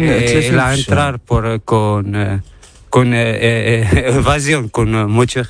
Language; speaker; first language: Spanish; non-native, learner; Arabic